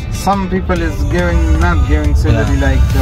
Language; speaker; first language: English; non-native, fluent; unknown